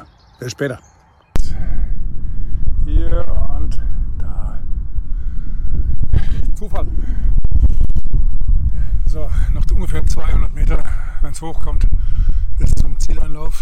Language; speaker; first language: German; native; German